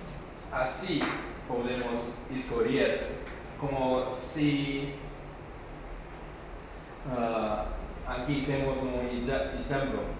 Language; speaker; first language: Portuguese; non-native, fluent; Chinese